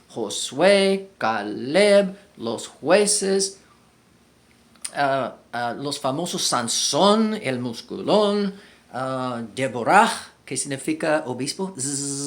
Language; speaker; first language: Spanish; non-native, fluent; English